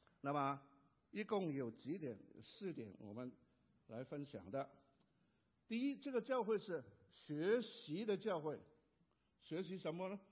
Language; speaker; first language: Chinese; non-native, local second language; Cantonese